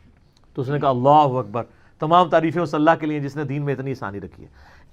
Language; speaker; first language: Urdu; non-native, local second language; Punjabi